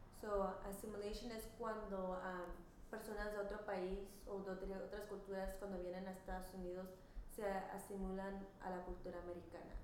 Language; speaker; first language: Spanish; early bilingual, heritage; Spanish